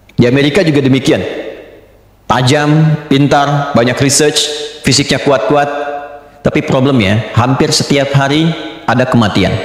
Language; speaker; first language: Indonesian; native; Indonesian